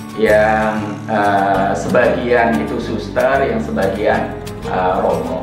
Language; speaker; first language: Indonesian; native; Indonesian